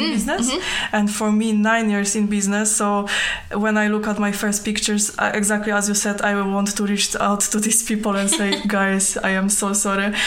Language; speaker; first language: English; non-native, fluent; Polish